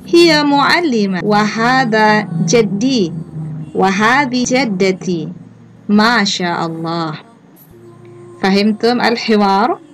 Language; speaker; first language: Arabic; non-native, fluent; Indonesian